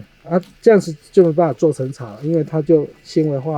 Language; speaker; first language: Chinese; native; Chinese